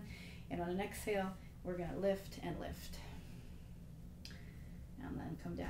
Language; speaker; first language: English; native; English